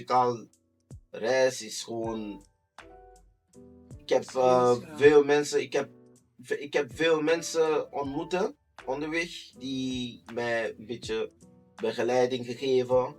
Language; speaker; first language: Dutch; non-native, fluent; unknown